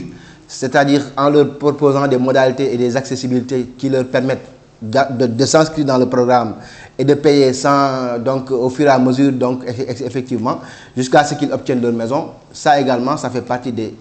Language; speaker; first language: French; non-native, local second language; Wolof